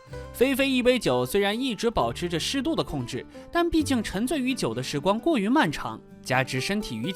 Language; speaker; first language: Chinese; native; Chinese